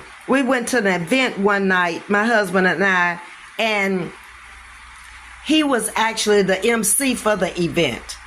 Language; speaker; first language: English; native; English